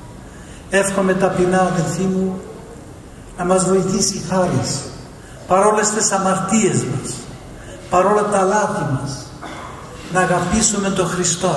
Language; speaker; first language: Greek; native; Greek